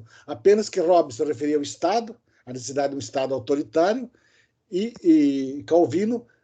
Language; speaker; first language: Portuguese; native; Portuguese